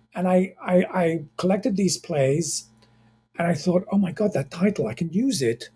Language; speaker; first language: English; native; English